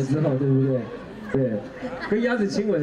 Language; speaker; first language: Chinese; native; Chinese